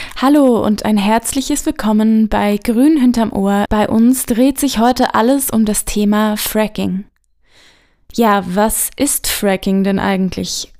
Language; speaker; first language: German; native; German